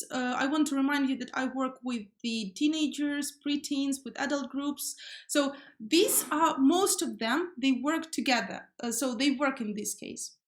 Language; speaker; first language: English; non-native, fluent; Ukrainian